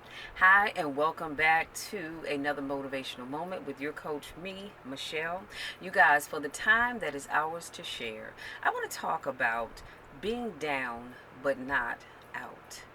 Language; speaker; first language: English; native; English